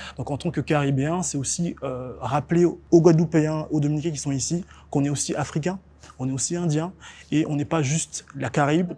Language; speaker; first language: French; early bilingual, other home language; English